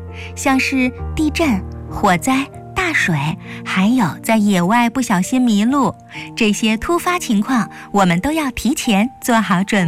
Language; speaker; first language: Chinese; native; Chinese